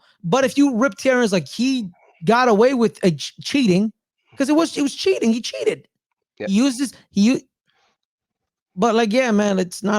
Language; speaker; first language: English; native; English